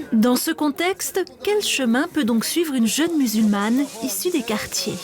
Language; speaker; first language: French; native; French